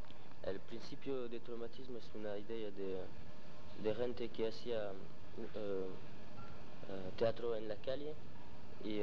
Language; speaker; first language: Spanish; non-native, learner; French